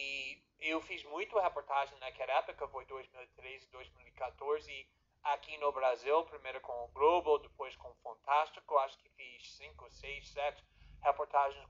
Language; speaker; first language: Portuguese; non-native, fluent; English